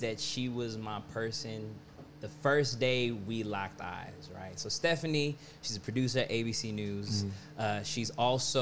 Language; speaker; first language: English; native; English